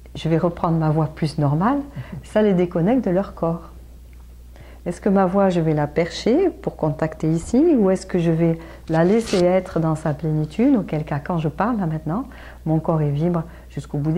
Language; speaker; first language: French; native; French